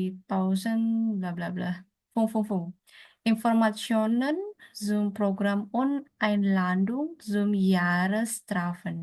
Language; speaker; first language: German; non-native, learner; Indonesian